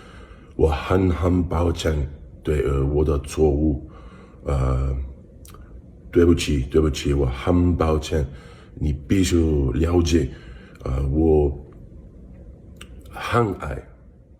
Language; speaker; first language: Chinese; non-native, learner; English